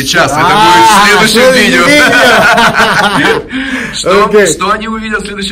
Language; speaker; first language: Russian; native; Russian